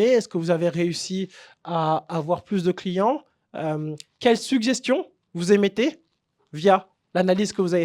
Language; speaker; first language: French; native; French